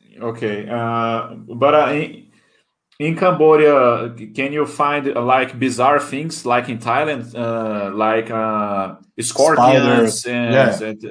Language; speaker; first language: English; non-native, fluent; Portuguese